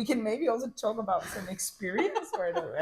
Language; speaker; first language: English; non-native, fluent; Danish